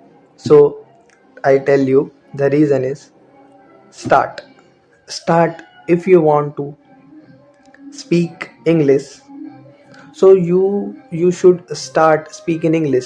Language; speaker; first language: English; non-native, learner; Hindi